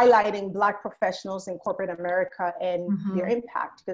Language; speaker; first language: English; native; English